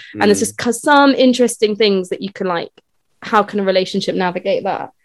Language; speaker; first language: English; native; English